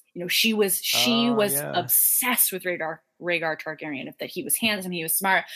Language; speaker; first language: English; native; English